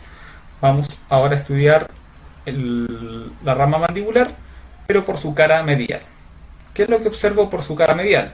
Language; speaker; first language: Spanish; native; Spanish